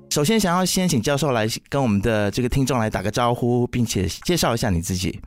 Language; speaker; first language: Chinese; native; Chinese